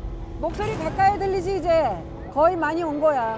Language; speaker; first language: Korean; native; Korean